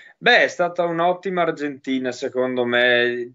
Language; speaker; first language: Italian; native; Italian